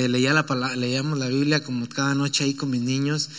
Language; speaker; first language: Spanish; native; Spanish